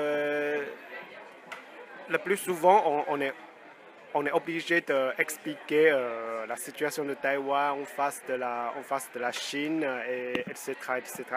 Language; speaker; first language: French; non-native, fluent; Chinese